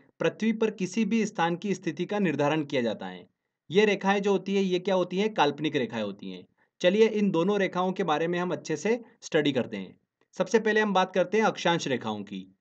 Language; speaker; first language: Hindi; native; Hindi